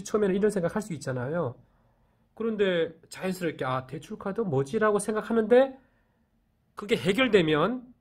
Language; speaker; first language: Korean; native; Korean